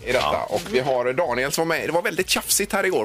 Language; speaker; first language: Swedish; native; Swedish